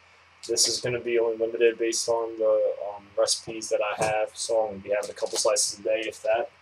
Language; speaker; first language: English; native; English